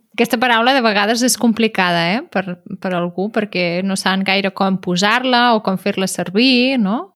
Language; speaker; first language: Catalan; native; Catalan